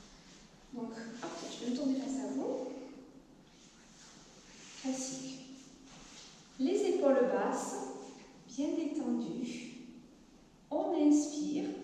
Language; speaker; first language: French; native; French